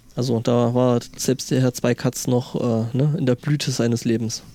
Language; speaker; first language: German; native; German